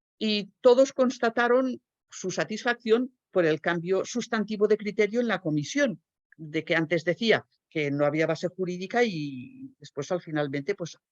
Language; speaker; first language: Spanish; native; Spanish